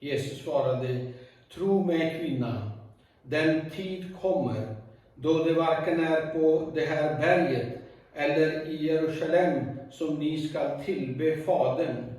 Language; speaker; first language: Swedish; non-native, fluent; Urdu